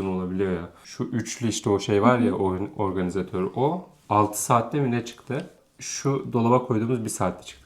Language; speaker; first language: Turkish; native; Turkish